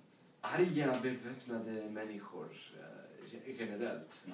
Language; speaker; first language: Swedish; non-native, learner; English